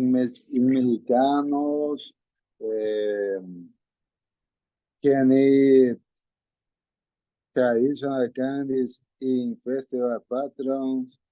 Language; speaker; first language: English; non-native, learner; Spanish